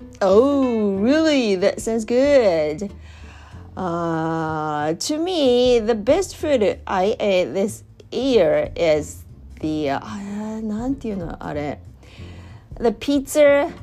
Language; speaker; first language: English; non-native, learner; Japanese